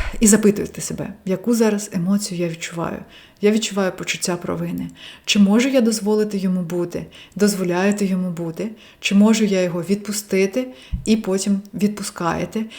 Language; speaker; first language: Ukrainian; non-native, local second language; Russian